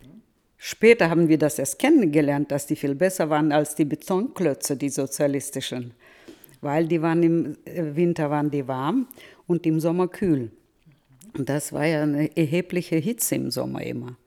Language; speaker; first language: German; early bilingual, heritage; German